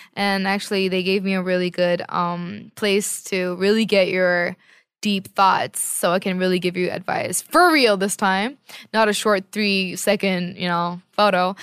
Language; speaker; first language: English; non-native, fluent; Korean